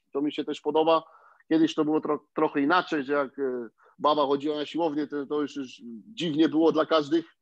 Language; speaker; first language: Polish; early bilingual, heritage; Polish